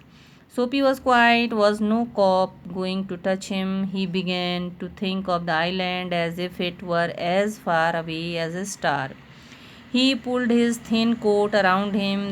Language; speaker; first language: English; non-native, local second language; Hindi